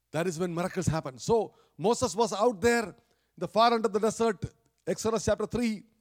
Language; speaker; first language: English; non-native, local second language; Malayalam